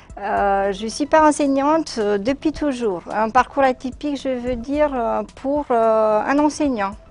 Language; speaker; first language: French; non-native, fluent; Romanian